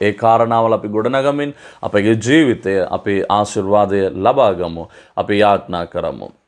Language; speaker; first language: Sinhala; non-native, local second language; Tamil